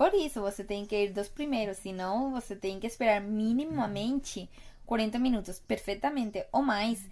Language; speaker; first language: Portuguese; non-native, fluent; Spanish